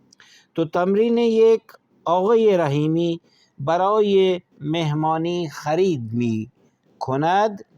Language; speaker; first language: Persian; non-native, fluent; Urdu